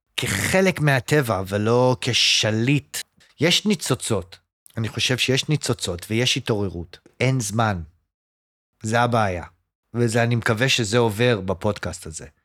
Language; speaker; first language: Hebrew; early bilingual, other home language; English